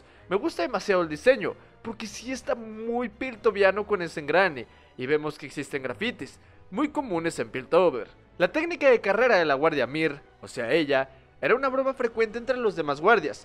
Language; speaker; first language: Spanish; native; Spanish